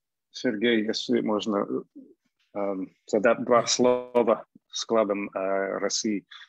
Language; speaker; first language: Russian; non-native, learner; English